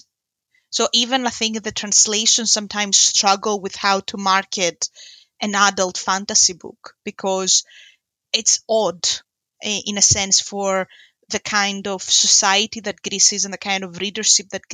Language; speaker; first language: English; non-native, fluent; Greek